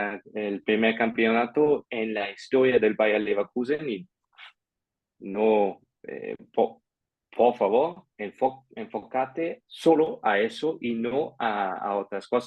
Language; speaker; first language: Spanish; non-native, fluent; German